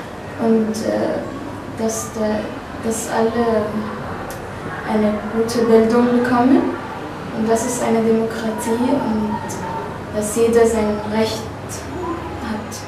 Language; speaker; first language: German; non-native, fluent; Arabic